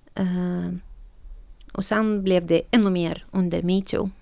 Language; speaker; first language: Swedish; non-native, fluent; Arabic